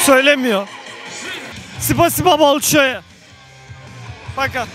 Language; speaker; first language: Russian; non-native, learner; Turkish